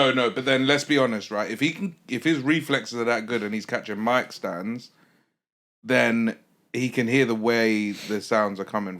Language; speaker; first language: English; native; English